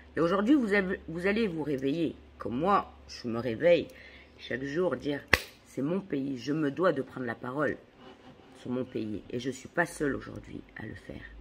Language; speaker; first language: French; native; French